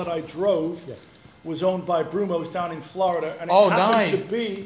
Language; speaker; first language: English; native; English